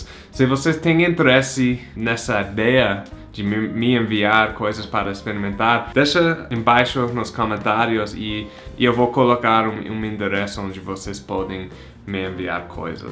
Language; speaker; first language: Portuguese; non-native, fluent; English